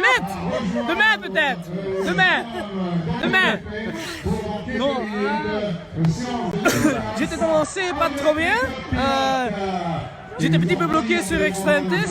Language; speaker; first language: French; non-native, learner; Dutch